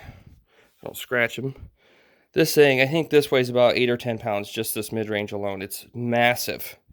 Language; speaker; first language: English; native; English